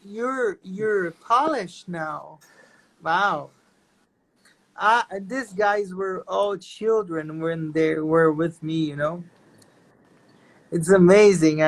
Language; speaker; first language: English; non-native, fluent; Portuguese